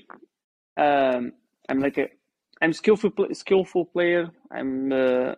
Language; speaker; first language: English; non-native, learner; Portuguese